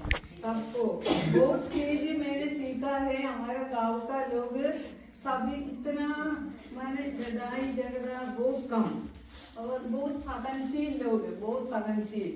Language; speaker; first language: Hindi; non-native, local second language; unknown